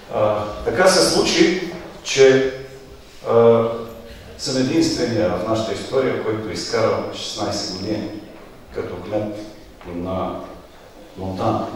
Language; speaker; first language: Bulgarian; native; Bulgarian